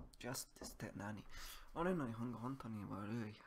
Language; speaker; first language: Japanese; non-native, learner; English